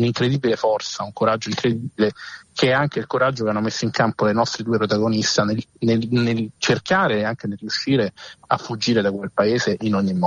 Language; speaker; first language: Italian; native; Italian